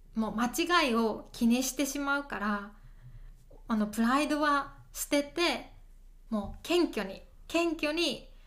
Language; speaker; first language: Japanese; native; Japanese